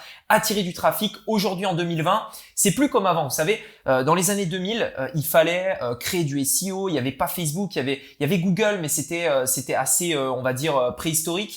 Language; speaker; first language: French; native; French